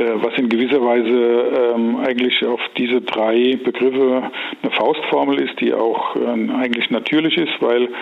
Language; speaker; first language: German; native; German